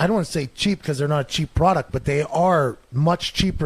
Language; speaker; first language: English; native; English